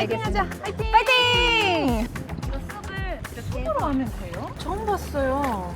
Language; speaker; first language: Korean; non-native, fluent; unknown